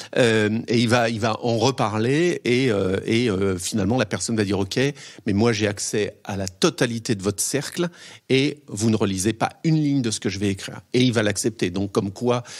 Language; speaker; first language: French; native; French